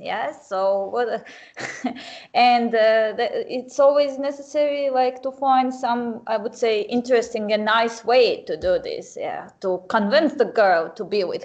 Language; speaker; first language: English; non-native, fluent; Serbian